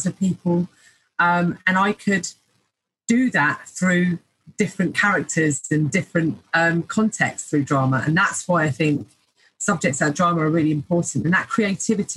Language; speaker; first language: English; native; English